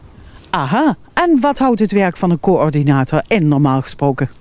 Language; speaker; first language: Dutch; native; Dutch